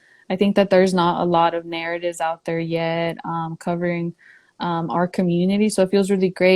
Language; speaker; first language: English; early bilingual, other home language; Spanish